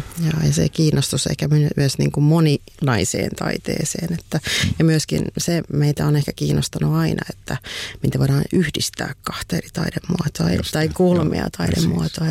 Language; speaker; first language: Finnish; native; Finnish